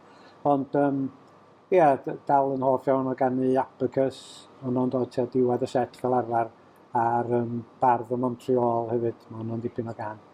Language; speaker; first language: Welsh; native; Welsh